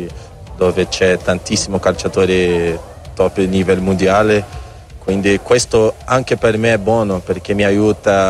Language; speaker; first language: Italian; non-native, learner; Portuguese